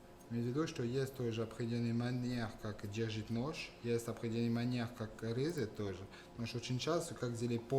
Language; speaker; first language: Russian; non-native, fluent; French